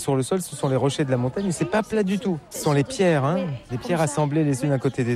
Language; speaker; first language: French; native; French